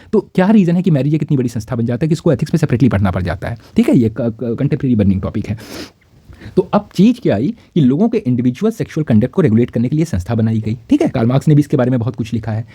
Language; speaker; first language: Hindi; native; Hindi